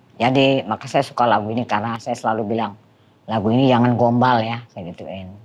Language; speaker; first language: Indonesian; non-native, fluent; Dutch